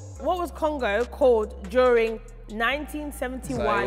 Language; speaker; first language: English; early bilingual, other home language; French